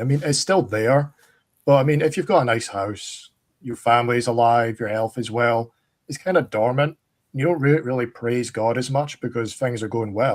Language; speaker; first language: English; native; English